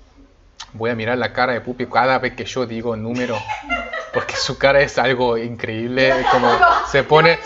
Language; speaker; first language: Spanish; non-native, fluent; Korean